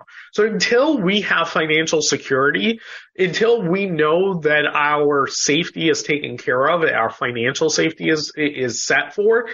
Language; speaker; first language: English; native; English